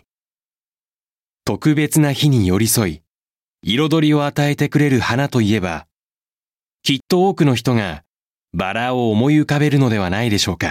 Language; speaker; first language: Japanese; native; Japanese